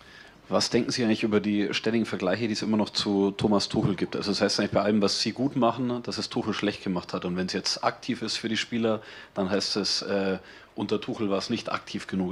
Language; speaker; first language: German; native; German